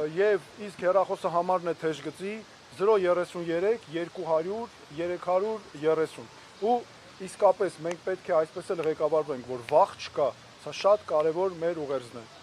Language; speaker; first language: Armenian; native; Armenian